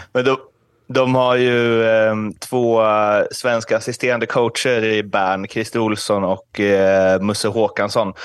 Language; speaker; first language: Swedish; native; Swedish